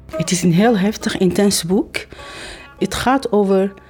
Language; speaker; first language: Dutch; non-native, fluent; Arabic